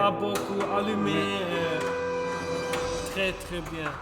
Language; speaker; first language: French; non-native, local second language; German